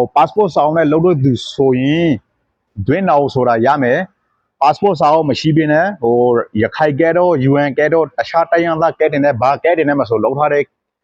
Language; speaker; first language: Burmese; non-native, local second language; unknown